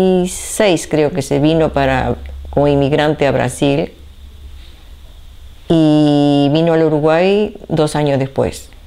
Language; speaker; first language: Spanish; early bilingual, other home language; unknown